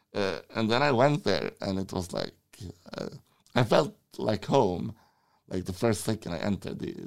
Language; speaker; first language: English; non-native, fluent; Swedish